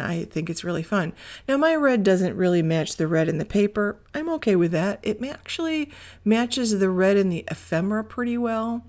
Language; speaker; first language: English; native; English